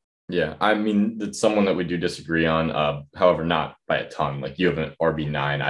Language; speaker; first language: English; native; English